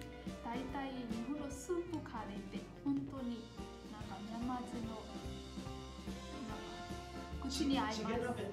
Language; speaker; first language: Japanese; non-native, fluent; Burmese